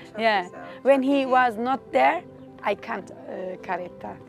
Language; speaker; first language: English; non-native, learner; Turkish